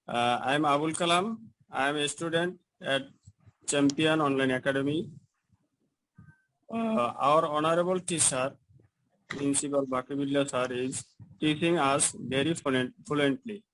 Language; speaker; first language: English; non-native, learner; Bangla